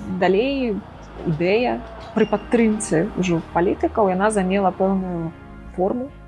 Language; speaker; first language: Belarusian; non-native, local second language; Russian